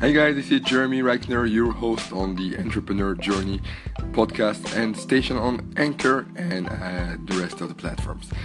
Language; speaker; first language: English; non-native, fluent; French